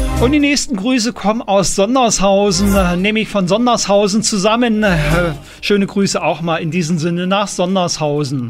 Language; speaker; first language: German; native; German